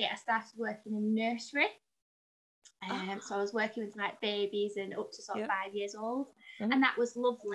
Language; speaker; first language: English; native; English